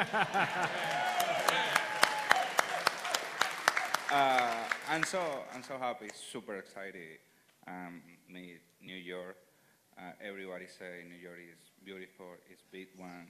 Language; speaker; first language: English; non-native, learner; Spanish